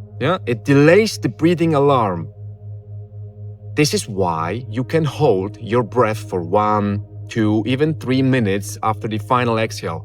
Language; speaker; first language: English; non-native, fluent; Polish